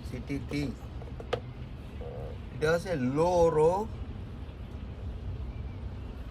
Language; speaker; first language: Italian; non-native, fluent; Sinhala